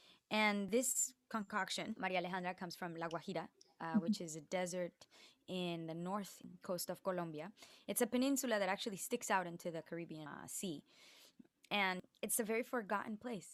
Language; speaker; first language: English; early bilingual, other home language; Spanish